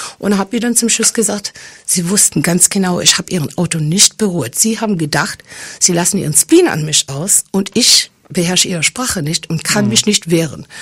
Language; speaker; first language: German; early bilingual, other home language; English